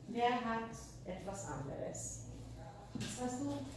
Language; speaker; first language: German; non-native, fluent; Hungarian